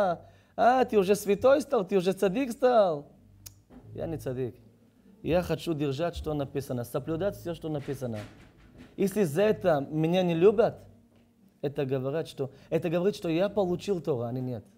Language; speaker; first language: Russian; non-native, learner; Hebrew